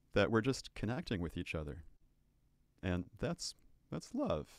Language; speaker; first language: English; native; English